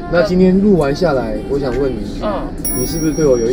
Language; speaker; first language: Chinese; native; Chinese